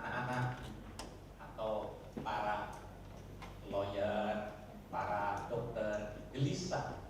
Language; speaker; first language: Indonesian; native; Indonesian